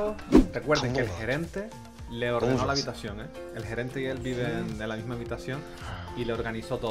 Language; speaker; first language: Spanish; native; Spanish